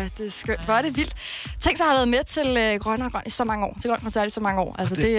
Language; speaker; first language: Danish; native; Danish